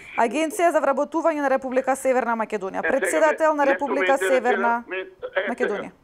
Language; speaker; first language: Macedonian; native; Macedonian